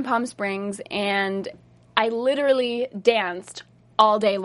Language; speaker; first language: English; native; English